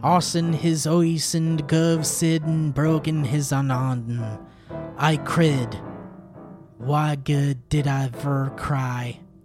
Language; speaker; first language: English; native; English